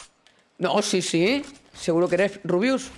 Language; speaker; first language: Spanish; native; Spanish